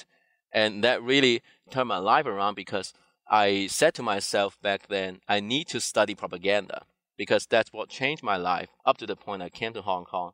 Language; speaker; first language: English; non-native, fluent; Cantonese